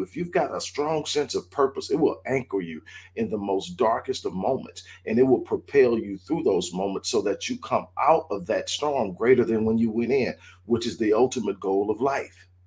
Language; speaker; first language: English; native; English